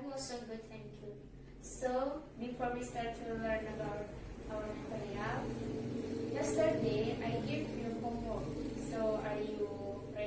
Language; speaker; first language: English; non-native, learner; Indonesian